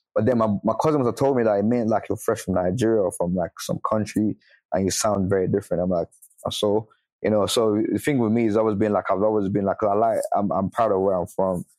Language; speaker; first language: English; non-native, local second language; Yoruba